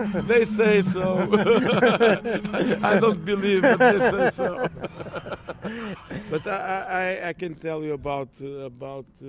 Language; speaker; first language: English; non-native, fluent; Portuguese